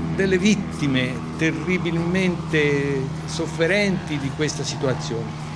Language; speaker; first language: Italian; native; Italian